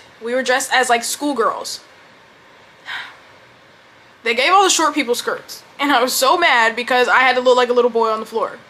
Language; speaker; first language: English; native; English